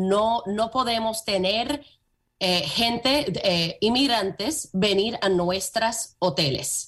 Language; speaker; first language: Spanish; early bilingual, heritage; Spanish